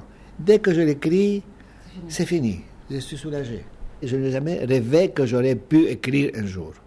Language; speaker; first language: French; non-native, fluent; Greek